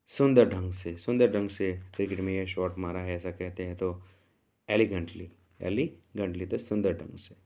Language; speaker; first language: Hindi; non-native, local second language; Gujarati